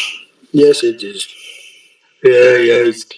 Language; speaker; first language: English; non-native, learner; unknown